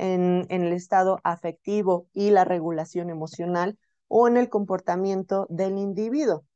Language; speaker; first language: Spanish; native; Spanish